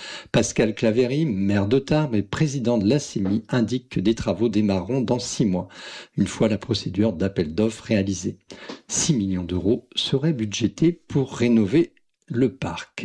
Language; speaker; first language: French; native; French